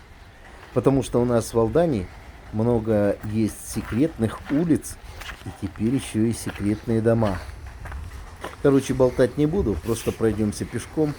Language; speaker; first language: Russian; native; Russian